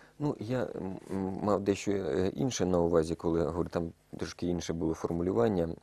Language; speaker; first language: Ukrainian; native; Ukrainian